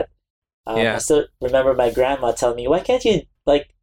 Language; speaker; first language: English; non-native, local second language; Filipino